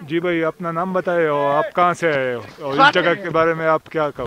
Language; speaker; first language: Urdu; non-native, local second language; Pashto